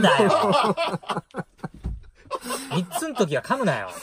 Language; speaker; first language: Japanese; native; Japanese